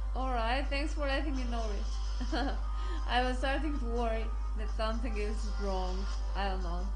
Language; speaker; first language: English; non-native, fluent; Romanian